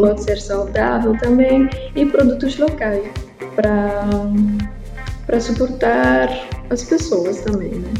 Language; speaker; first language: Portuguese; non-native, learner; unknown